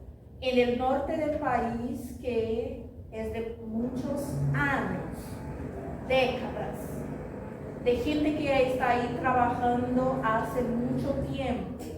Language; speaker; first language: Spanish; non-native, fluent; Portuguese